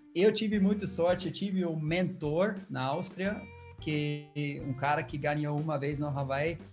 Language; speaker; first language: Portuguese; non-native, learner; German